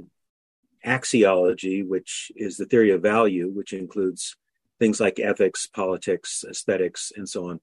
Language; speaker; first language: English; native; English